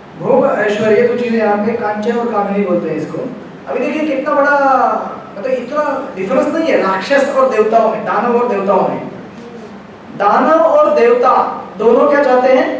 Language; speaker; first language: Hindi; non-native, local second language; Marathi